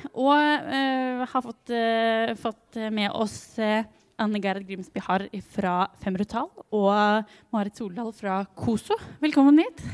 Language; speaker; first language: Norwegian; native; Norwegian